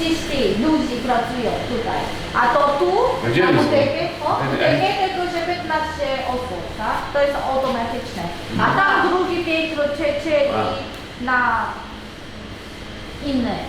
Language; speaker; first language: Polish; non-native, learner; Korean